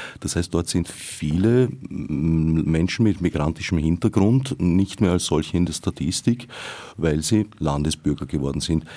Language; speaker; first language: German; native; German